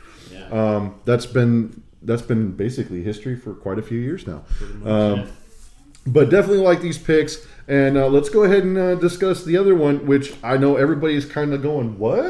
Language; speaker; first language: English; native; English